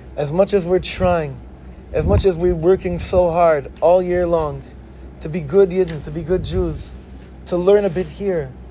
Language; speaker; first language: English; native; English